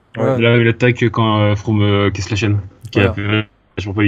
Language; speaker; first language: French; native; French